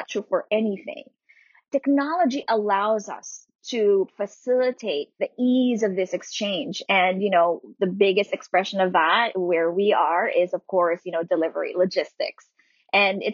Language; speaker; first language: English; non-native, local second language; Filipino